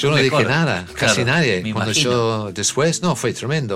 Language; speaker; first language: Spanish; non-native, learner; English